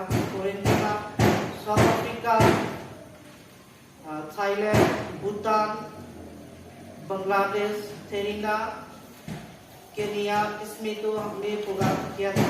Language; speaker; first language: Hindi; non-native, local second language; Manipuri